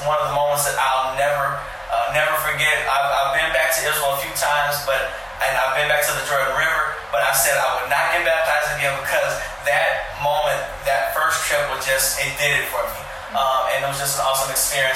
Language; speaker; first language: English; native; English